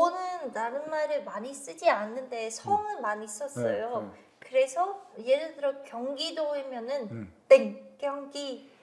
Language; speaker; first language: Korean; non-native, fluent; Vietnamese